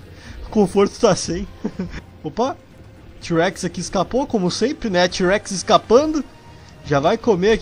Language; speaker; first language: Portuguese; native; Portuguese